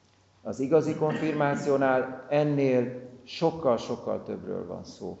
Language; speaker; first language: Hungarian; native; Hungarian